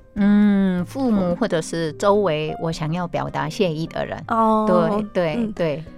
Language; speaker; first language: Chinese; non-native, fluent; Korean